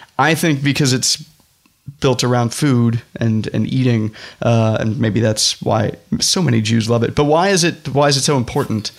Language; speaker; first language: English; native; English